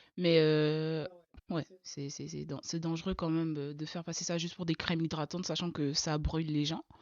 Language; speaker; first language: French; early bilingual, other home language; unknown